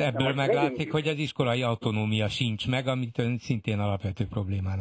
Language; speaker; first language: Hungarian; native; Hungarian